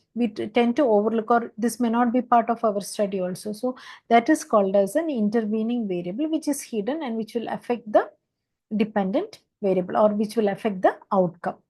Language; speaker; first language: English; non-native, local second language; Malayalam